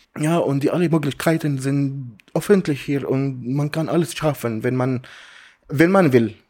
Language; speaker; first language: German; non-native, learner; Arabic